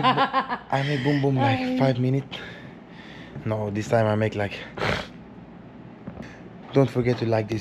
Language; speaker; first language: English; non-native, fluent; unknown